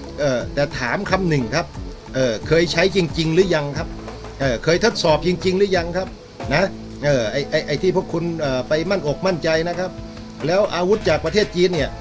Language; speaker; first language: Thai; native; Thai